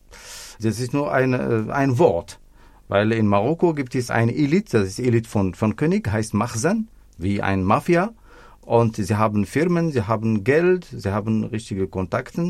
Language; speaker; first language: German; non-native, fluent; Arabic